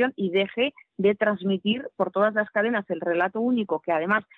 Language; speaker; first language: Spanish; non-native, fluent; Russian